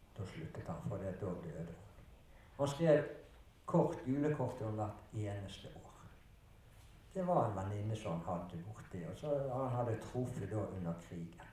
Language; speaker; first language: Norwegian; early bilingual, other home language; German